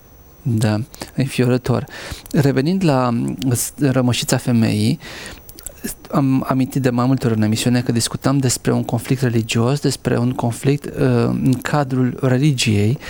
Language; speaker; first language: Romanian; native; Romanian